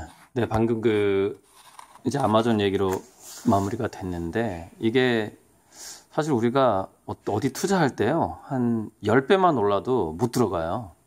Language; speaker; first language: Korean; native; Korean